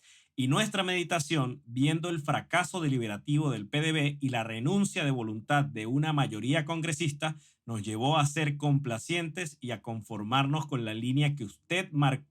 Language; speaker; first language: Spanish; native; Spanish